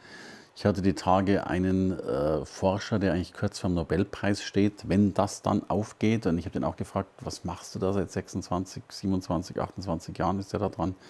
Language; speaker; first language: German; native; German